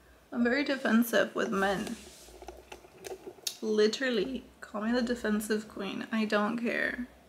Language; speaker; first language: English; early bilingual, other home language; Spanish